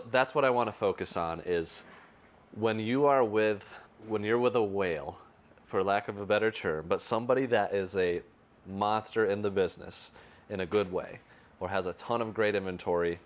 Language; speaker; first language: English; native; English